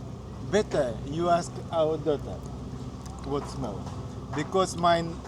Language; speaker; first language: English; non-native, learner; Russian